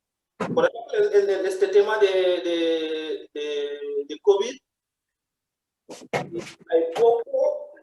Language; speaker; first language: Spanish; non-native, fluent; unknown